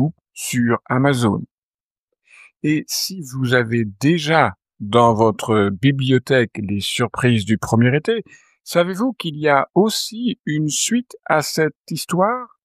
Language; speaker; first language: French; native; French